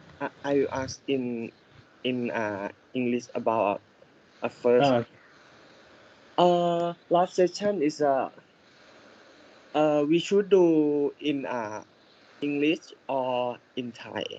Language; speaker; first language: English; non-native, learner; Thai